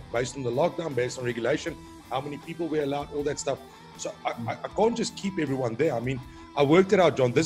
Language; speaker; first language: English; non-native, local second language; Afrikaans